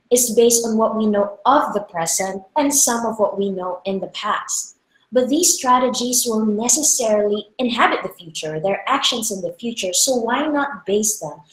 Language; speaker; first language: English; non-native, local second language; Filipino